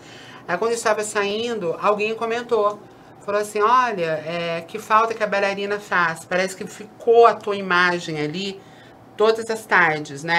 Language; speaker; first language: Portuguese; native; Portuguese